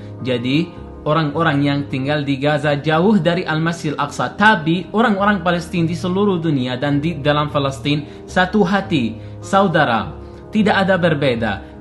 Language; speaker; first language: Indonesian; non-native, learner; Arabic